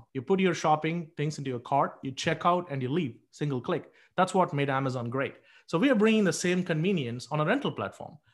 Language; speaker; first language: English; non-native, local second language; Tamil